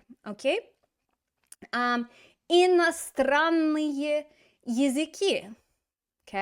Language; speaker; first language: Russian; non-native, fluent; English